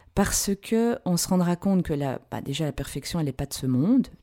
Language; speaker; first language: French; native; French